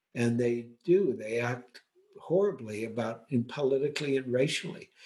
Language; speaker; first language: English; native; English